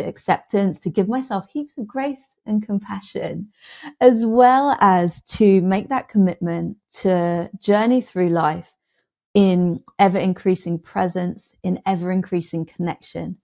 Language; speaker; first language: English; native; English